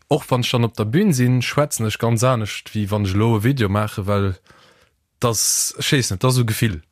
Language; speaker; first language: Luxembourgish; early bilingual, other home language; Portuguese